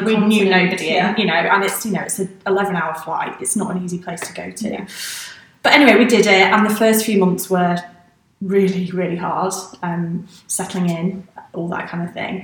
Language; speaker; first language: English; native; English